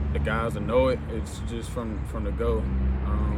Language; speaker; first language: English; native; English